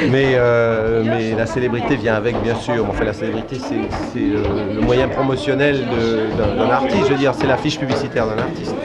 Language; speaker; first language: French; native; French